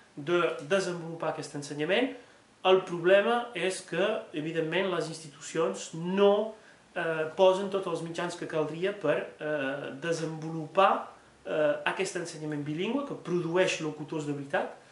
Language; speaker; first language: Catalan; non-native, local second language; French